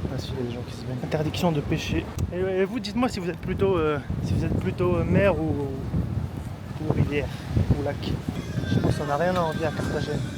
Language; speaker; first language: French; native; French